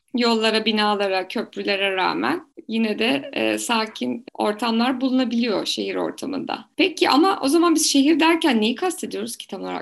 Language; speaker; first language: Turkish; native; Turkish